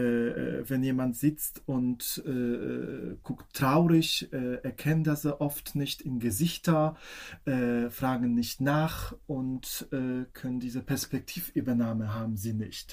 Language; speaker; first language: German; non-native, fluent; Polish